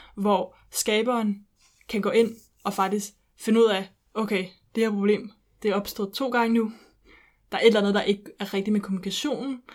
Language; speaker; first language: Danish; early bilingual, heritage; Danish